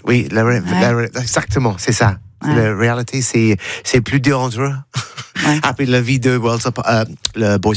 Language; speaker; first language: French; non-native, learner; English